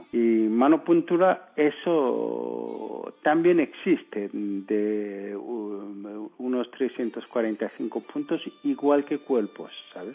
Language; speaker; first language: Spanish; non-native, learner; Korean